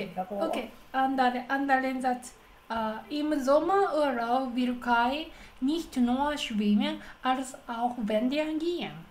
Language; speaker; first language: German; non-native, learner; Japanese